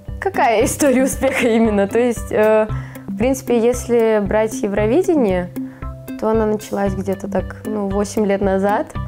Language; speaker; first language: Russian; native; Russian